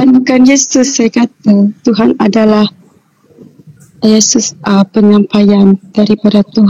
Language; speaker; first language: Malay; non-native, local second language; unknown